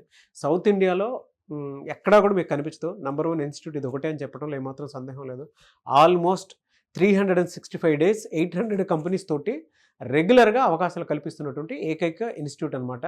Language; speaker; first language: Telugu; native; Telugu